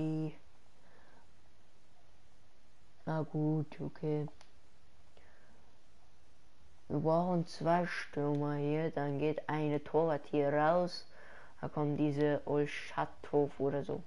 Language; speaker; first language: German; early bilingual, other home language; Persian